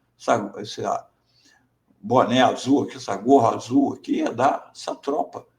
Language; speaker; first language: Portuguese; native; Portuguese